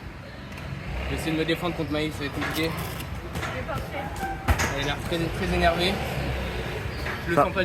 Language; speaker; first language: French; native; French